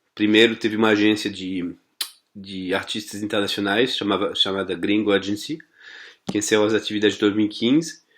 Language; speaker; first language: Portuguese; non-native, fluent; French